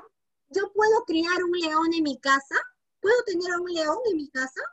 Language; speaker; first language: Spanish; native; Spanish